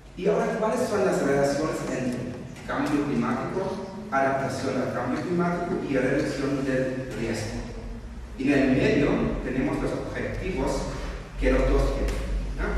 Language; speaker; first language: Spanish; non-native, fluent; German